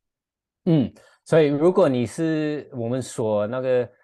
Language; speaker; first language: Chinese; non-native, fluent; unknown